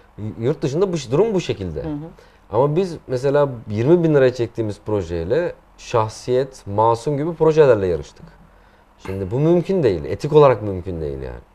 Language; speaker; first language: Turkish; native; Turkish